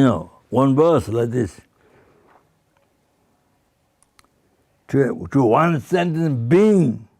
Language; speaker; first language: English; non-native, fluent; Sherpa